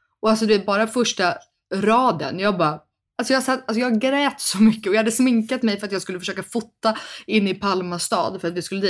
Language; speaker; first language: Swedish; native; Swedish